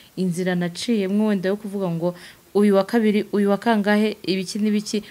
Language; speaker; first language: Kinyarwanda; native; Kinyarwanda